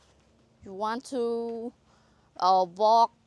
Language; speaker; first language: English; non-native, learner; Khmer